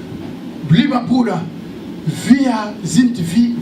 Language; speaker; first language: German; non-native, learner; French